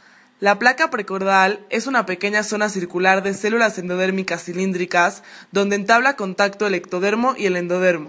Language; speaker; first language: Spanish; native; Spanish